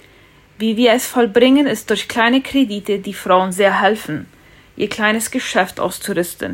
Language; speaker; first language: German; non-native, fluent; Spanish